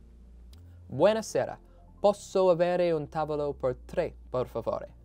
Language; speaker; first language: Italian; non-native, learner; English